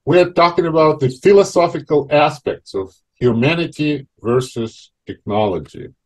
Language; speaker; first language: English; non-native, fluent; Russian